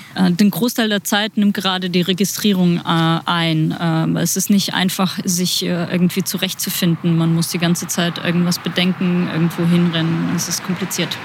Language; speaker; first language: German; non-native, fluent; Ukrainian